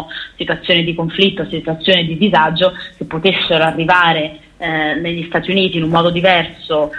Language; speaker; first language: Italian; native; Italian